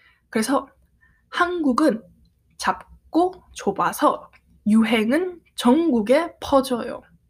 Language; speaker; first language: Korean; early bilingual, heritage; Korean